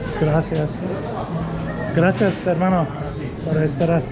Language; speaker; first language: Spanish; non-native, learner; Turkish